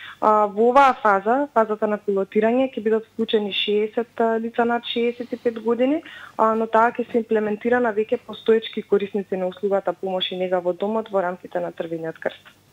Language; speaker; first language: Macedonian; native; Macedonian